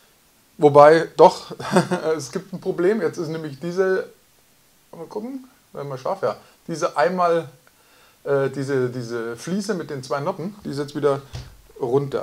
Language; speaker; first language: German; native; German